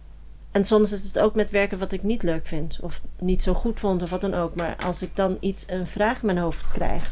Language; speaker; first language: Dutch; non-native, fluent; English